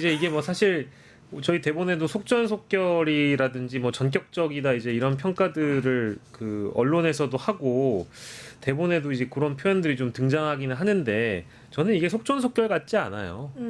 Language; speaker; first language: Korean; native; Korean